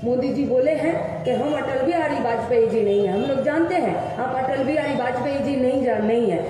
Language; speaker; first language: Hindi; non-native, local second language; Bangla